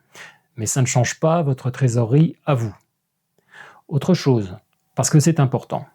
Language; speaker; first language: French; native; French